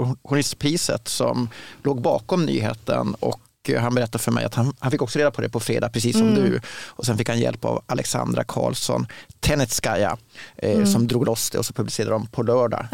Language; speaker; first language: Swedish; native; Swedish